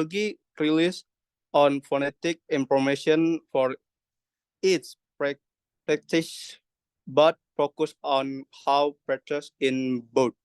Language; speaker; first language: English; non-native, learner; Indonesian